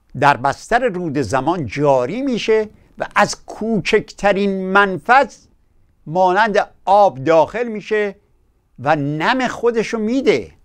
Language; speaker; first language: Persian; native; Persian